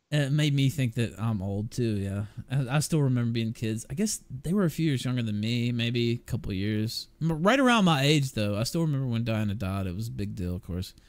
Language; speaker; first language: English; native; English